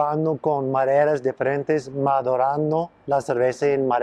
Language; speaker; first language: Spanish; non-native, fluent; English